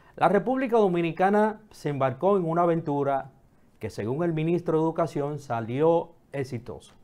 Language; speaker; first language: Spanish; native; Spanish